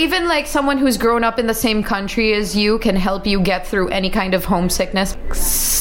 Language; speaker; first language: English; native; English